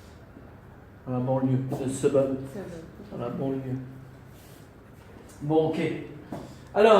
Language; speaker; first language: French; non-native, fluent; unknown